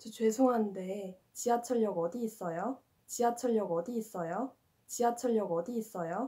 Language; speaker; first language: Korean; non-native, fluent; Chinese